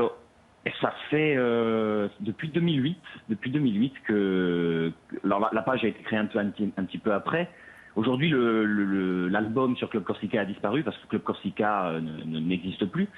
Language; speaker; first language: French; non-native, fluent; Italian